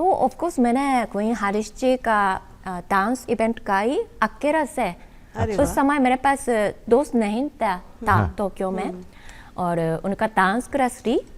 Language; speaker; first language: Hindi; non-native, learner; Japanese